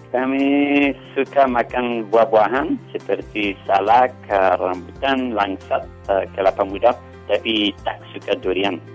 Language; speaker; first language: Indonesian; non-native, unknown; English